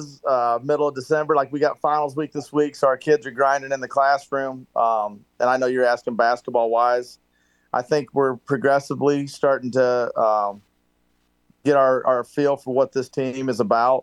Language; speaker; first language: English; native; English